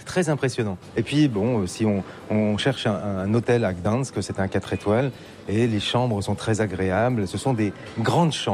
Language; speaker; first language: French; native; French